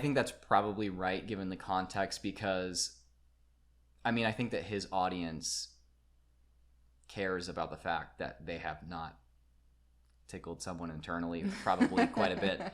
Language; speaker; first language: English; native; English